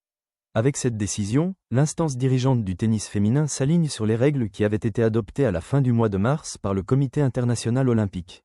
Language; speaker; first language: French; native; French